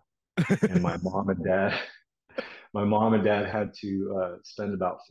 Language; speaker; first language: English; native; English